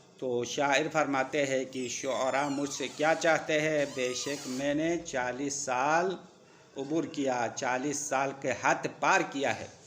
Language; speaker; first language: Urdu; non-native, local second language; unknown